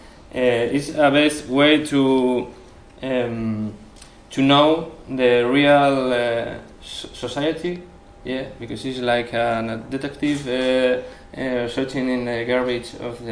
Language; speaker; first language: English; non-native, learner; Spanish